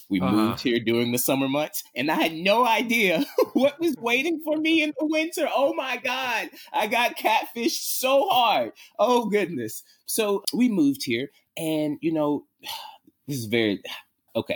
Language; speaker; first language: English; native; English